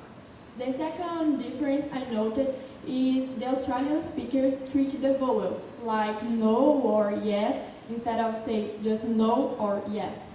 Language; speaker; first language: English; non-native, learner; Portuguese